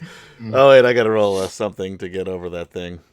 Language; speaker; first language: English; native; English